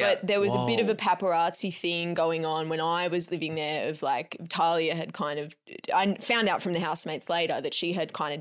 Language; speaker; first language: English; native; English